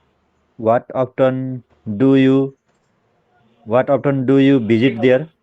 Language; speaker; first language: English; non-native, learner; Nepali